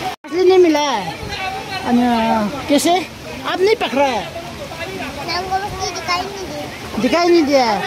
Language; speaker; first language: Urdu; non-native, local second language; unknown